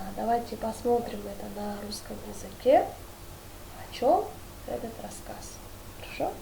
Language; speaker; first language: Russian; non-native, local second language; Kyrgyz